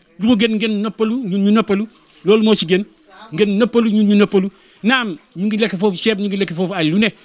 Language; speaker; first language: Wolof; non-native, local second language; Fula